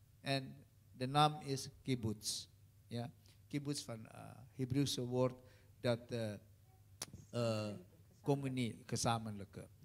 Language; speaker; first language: Dutch; non-native, learner; Indonesian